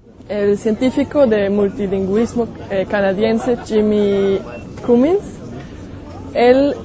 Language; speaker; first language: Spanish; non-native, fluent; German